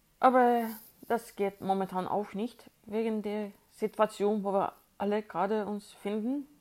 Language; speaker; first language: German; non-native, fluent; Swedish